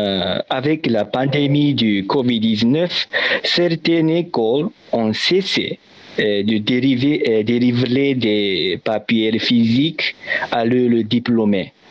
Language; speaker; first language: French; non-native, learner; Japanese